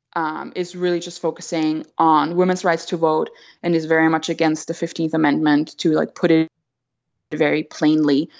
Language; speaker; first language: English; non-native, fluent; German